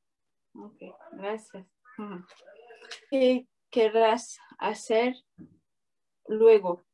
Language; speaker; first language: Spanish; non-native, fluent; French